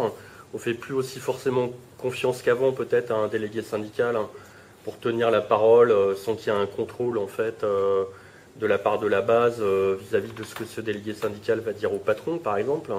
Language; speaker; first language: French; native; French